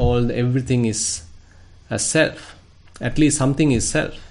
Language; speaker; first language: English; non-native, local second language; Sinhala